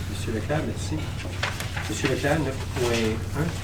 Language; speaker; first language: French; native; French